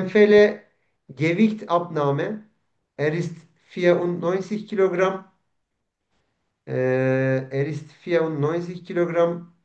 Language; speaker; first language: German; non-native, learner; Turkish